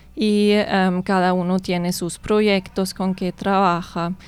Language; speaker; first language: Spanish; non-native, fluent; German